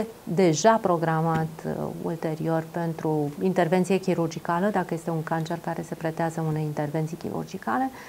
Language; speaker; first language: Romanian; native; Romanian